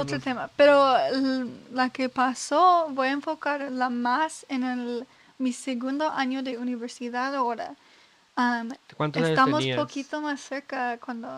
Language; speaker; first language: Spanish; non-native, learner; English